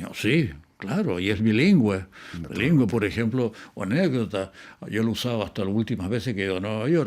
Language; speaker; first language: Spanish; native; Spanish